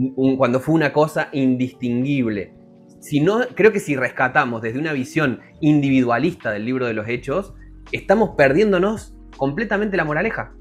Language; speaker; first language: Spanish; native; Spanish